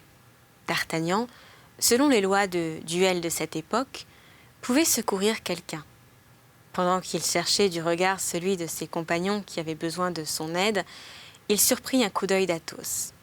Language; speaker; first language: French; native; French